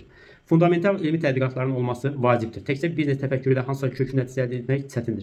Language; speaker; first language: Azerbaijani; native; Azerbaijani